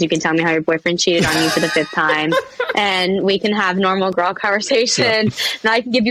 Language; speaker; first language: English; native; English